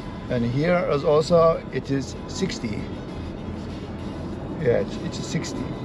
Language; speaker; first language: English; non-native, learner; Turkish